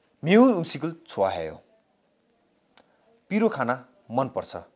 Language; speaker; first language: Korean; non-native, fluent; Nepali